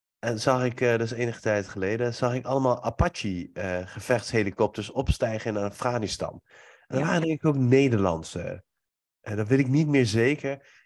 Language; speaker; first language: Dutch; early bilingual, other home language; Persian